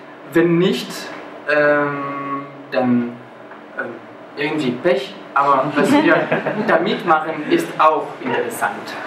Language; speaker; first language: German; non-native, fluent; French